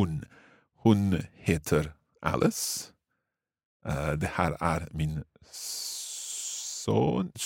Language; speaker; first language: Swedish; non-native, learner; English